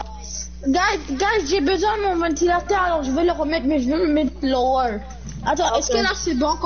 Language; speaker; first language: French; non-native, local second language; English